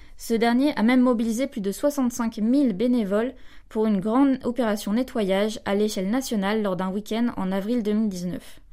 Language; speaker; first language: French; native; French